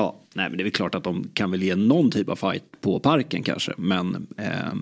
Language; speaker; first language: Swedish; native; Swedish